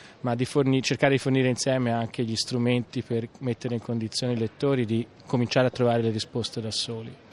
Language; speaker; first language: Italian; native; Italian